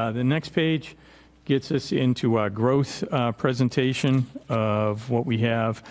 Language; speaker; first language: English; native; English